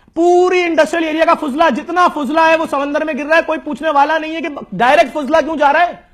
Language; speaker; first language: Urdu; native; Urdu